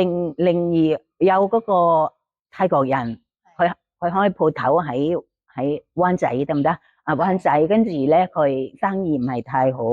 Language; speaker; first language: Cantonese; non-native, learner; Thai